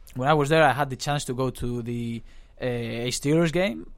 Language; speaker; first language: English; non-native, fluent; Spanish